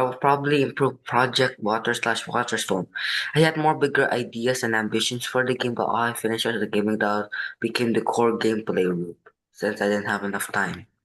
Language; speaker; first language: English; non-native, fluent; Indonesian